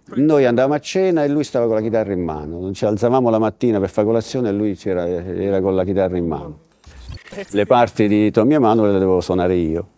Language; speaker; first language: Italian; native; Italian